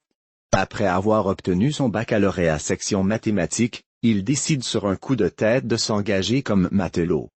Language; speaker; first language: French; native; French